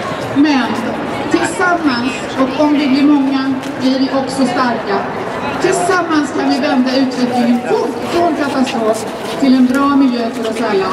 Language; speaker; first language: Swedish; native; Swedish